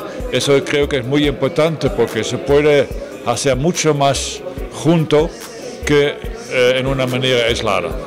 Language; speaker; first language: Spanish; non-native, fluent; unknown